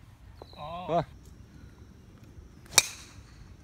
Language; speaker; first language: Korean; native; Korean